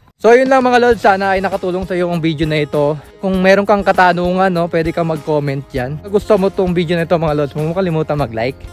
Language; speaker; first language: Filipino; native; Filipino